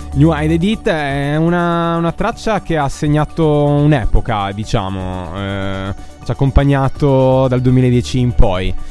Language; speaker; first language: Italian; native; Italian